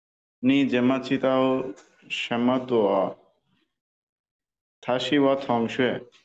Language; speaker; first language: Chinese; non-native, learner; Bangla